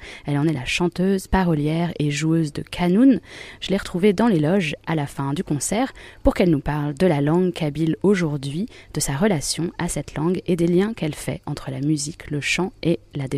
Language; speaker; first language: French; native; French